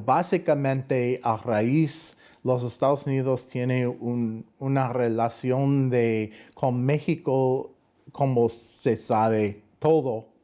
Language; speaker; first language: Spanish; non-native, fluent; English